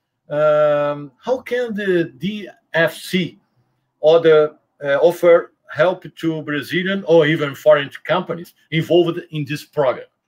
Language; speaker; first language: English; non-native, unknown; Portuguese